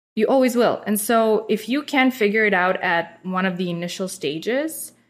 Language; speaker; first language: English; non-native, fluent; Russian